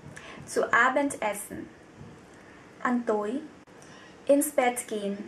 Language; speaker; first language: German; non-native, fluent; Vietnamese